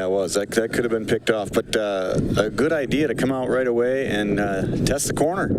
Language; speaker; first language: English; native; English